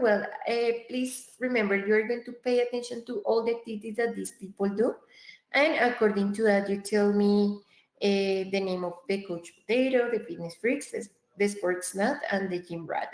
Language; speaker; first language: English; non-native, fluent; Spanish